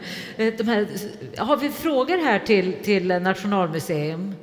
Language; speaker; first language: Swedish; native; Swedish